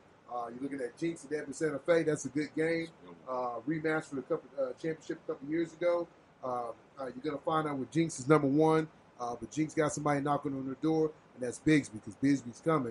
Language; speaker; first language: English; native; English